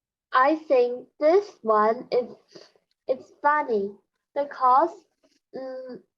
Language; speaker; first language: English; non-native, learner; Chinese